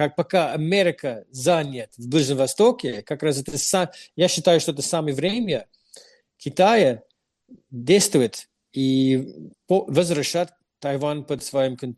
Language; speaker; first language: Russian; non-native, fluent; English